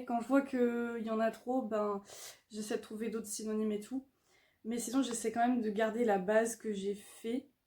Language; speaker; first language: French; native; French